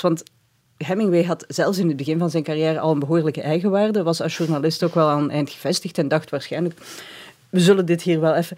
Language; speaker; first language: Dutch; native; Dutch